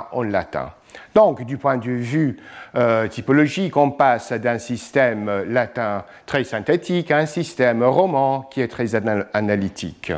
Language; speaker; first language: French; non-native, fluent; English